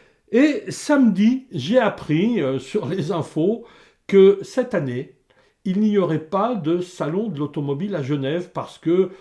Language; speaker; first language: French; native; French